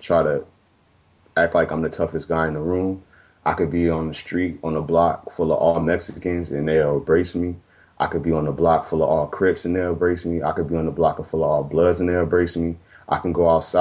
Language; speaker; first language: English; native; English